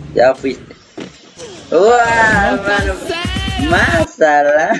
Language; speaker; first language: Spanish; native; Spanish